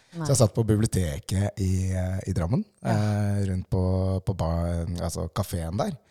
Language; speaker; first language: Norwegian; early bilingual, other home language; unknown